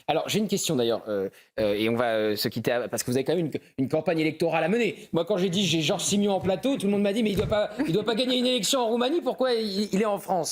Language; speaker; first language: French; native; French